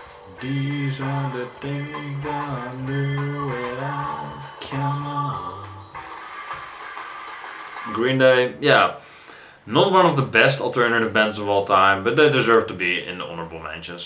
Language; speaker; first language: English; non-native, fluent; Dutch